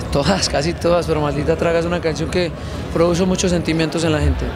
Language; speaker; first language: Spanish; native; Spanish